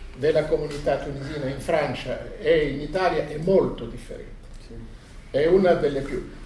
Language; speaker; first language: Italian; non-native, fluent; Arabic